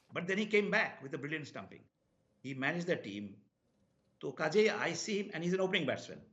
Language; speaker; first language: English; non-native, local second language; Bangla